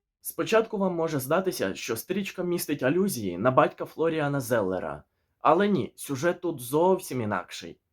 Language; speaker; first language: Ukrainian; native; Ukrainian